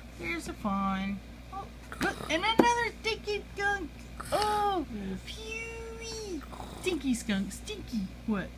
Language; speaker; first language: English; native; English